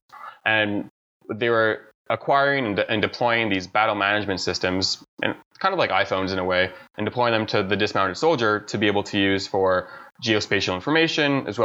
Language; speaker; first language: English; native; English